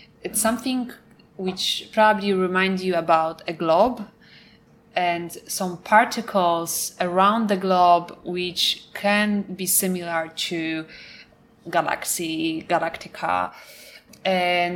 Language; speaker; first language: English; non-native, fluent; Polish